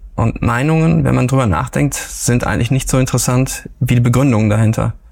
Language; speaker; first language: German; native; German